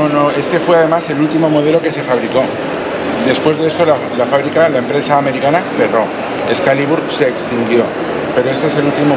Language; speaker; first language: Spanish; native; Spanish